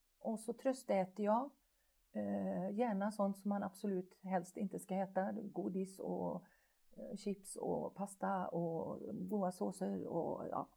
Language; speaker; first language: Swedish; native; Swedish